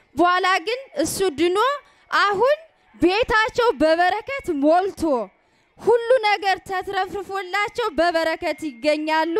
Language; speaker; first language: Amharic; native; Amharic